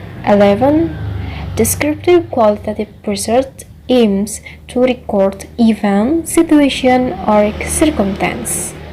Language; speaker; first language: English; non-native, learner; Indonesian